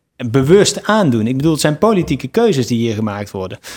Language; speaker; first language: Dutch; native; Dutch